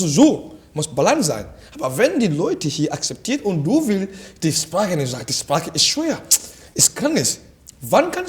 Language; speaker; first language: German; non-native, fluent; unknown